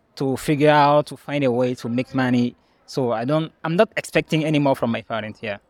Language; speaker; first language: English; non-native, learner; French